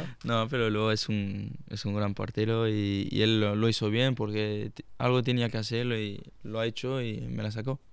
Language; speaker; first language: Spanish; non-native, fluent; French